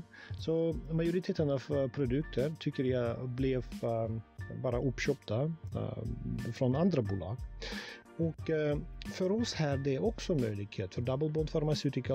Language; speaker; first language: Swedish; non-native, fluent; Russian